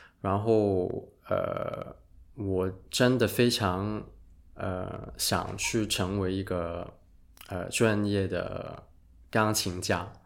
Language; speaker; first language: Chinese; non-native, local second language; Cantonese